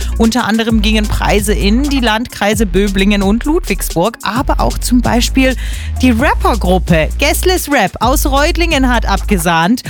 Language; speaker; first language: German; native; German